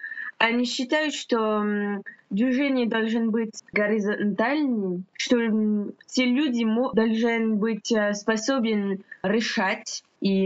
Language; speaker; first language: Russian; non-native, fluent; French